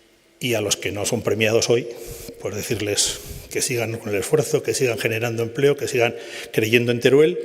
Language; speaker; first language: Spanish; native; Spanish